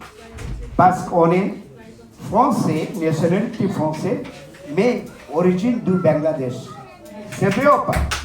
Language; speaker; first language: French; non-native, learner; Bangla